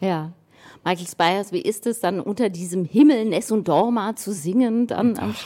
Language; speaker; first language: German; native; German